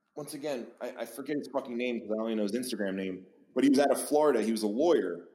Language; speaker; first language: English; native; English